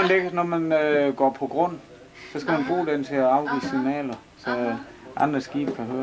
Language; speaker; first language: Danish; native; Danish